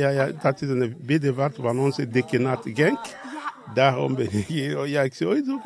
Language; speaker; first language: Dutch; non-native, learner; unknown